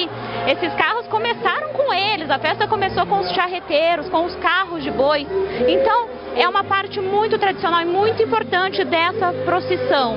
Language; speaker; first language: Portuguese; native; Portuguese